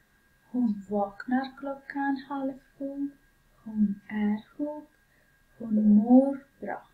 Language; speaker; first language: Swedish; non-native, fluent; Pashto